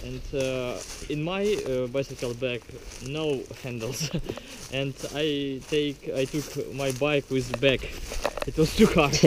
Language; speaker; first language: English; non-native, learner; Ukrainian